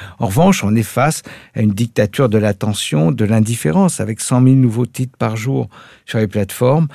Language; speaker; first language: French; native; French